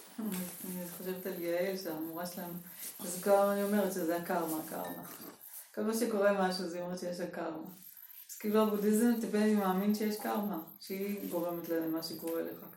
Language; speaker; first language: Hebrew; native; Hebrew